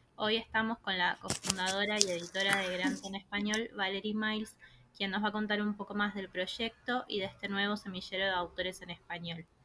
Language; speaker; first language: Spanish; native; Spanish